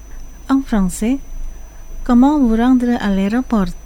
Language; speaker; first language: French; non-native, fluent; Indonesian